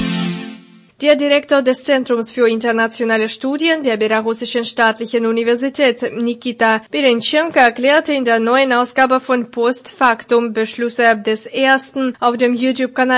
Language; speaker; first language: German; non-native, fluent; Russian